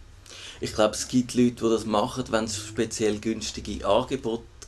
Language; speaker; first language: German; native; German